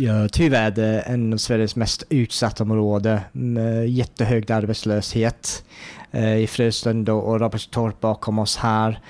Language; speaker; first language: Swedish; non-native, fluent; English